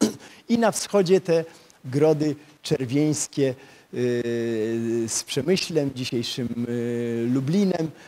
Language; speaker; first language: Polish; native; Polish